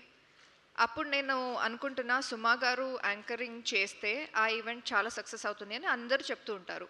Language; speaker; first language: Telugu; non-native, fluent; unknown